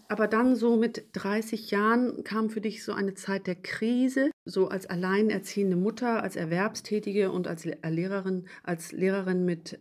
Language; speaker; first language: German; native; German